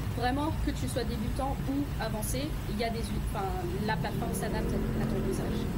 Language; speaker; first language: French; non-native, fluent; Vietnamese